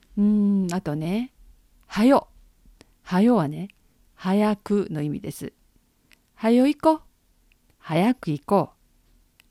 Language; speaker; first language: Japanese; native; Japanese